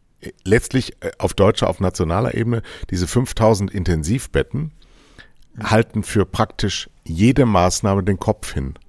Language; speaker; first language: German; native; German